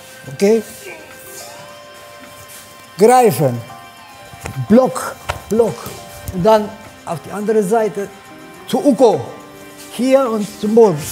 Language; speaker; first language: German; non-native, fluent; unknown